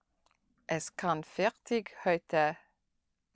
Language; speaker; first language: German; non-native, learner; English